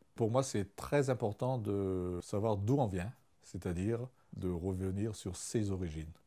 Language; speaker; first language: French; non-native, local second language; Malagasy